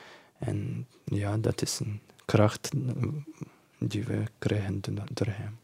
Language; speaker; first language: Dutch; non-native, learner; Ukrainian